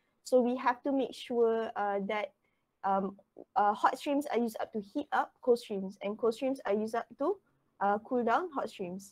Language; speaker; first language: English; non-native, local second language; Malay